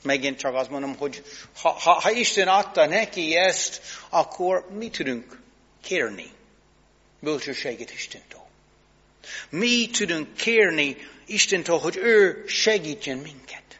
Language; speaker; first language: Hungarian; non-native, fluent; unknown